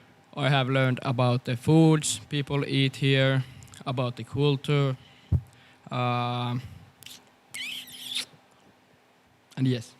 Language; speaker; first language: English; non-native, fluent; Finnish